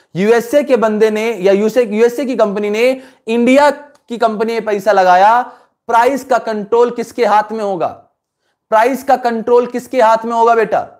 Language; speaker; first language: Hindi; native; Hindi